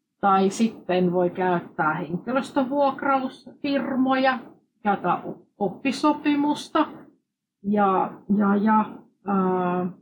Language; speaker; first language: Finnish; non-native, fluent; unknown